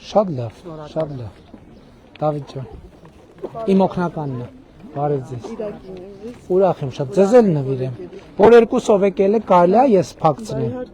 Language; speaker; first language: Armenian; native; Armenian